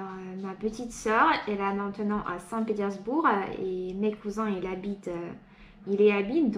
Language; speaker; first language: French; non-native, fluent; Russian